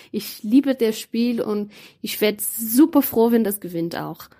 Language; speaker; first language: German; non-native, learner; Portuguese